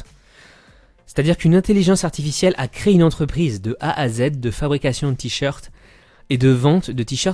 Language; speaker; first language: French; native; French